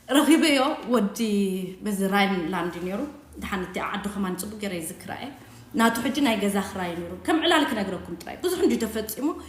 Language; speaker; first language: Tigrinya; native; Tigrinya